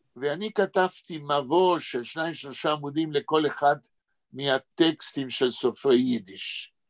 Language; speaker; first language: Hebrew; native; Hebrew